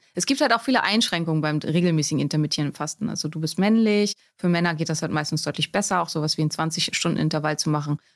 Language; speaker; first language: German; native; German